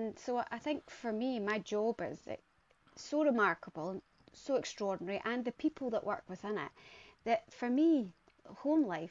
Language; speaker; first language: English; native; English